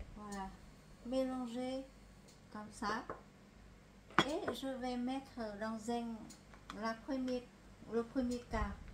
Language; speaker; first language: French; non-native, fluent; Vietnamese